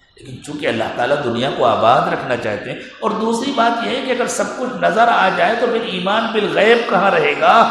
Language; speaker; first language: Urdu; native; Urdu